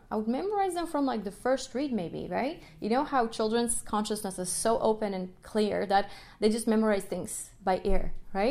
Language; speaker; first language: English; non-native, fluent; Russian